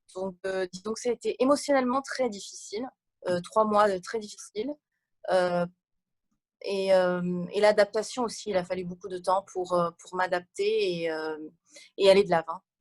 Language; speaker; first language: French; non-native, local second language; Arabic